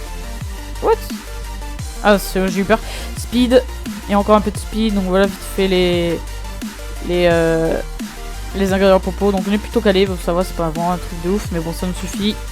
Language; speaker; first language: French; native; French